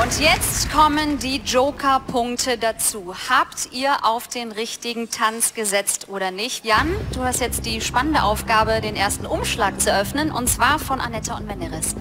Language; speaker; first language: German; native; German